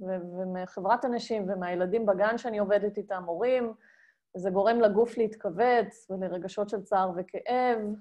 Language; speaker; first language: Hebrew; native; Hebrew